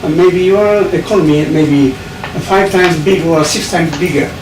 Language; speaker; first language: English; non-native, learner; Japanese